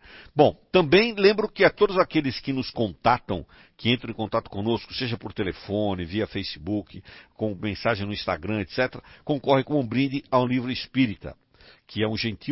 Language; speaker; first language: Portuguese; native; Portuguese